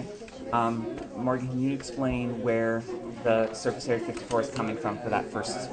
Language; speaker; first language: English; native; English